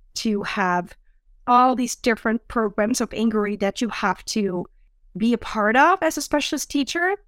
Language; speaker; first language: English; non-native, fluent; Dutch